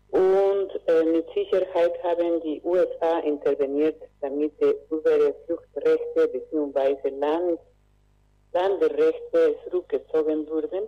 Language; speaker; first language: German; non-native, learner; Spanish